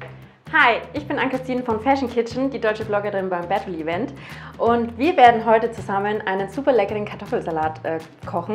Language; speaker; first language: German; native; German